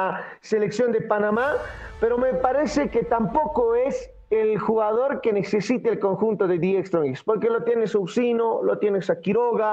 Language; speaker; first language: Spanish; native; Spanish